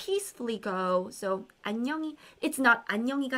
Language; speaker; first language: English; non-native, fluent; Korean